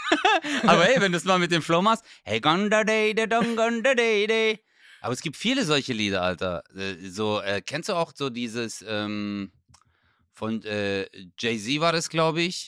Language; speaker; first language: German; native; German